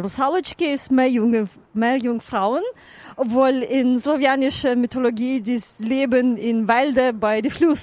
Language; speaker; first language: German; non-native, fluent; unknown